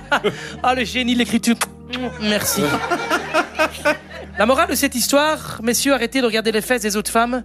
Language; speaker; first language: French; native; French